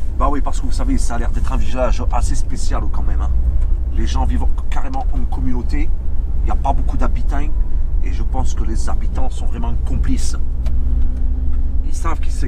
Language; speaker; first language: French; native; French